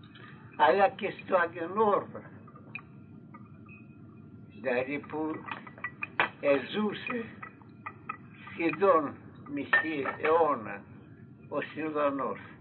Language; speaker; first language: Greek; non-native, fluent; Russian